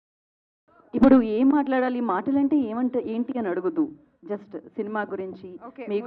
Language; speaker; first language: Telugu; native; Telugu